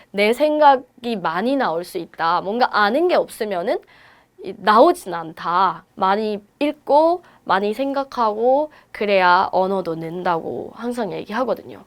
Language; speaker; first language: Korean; non-native, fluent; Burmese